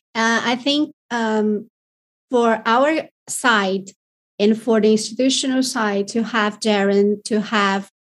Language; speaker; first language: English; non-native, fluent; Portuguese